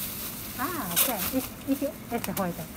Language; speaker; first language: German; non-native, learner; Japanese